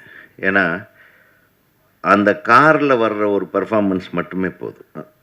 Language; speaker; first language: Tamil; native; Tamil